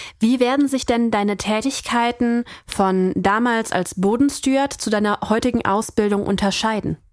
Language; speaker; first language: German; native; German